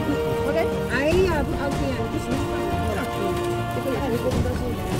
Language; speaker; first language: Chinese; non-native, learner; French